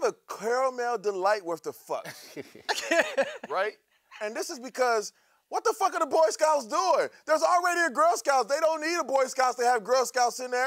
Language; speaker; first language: English; native; English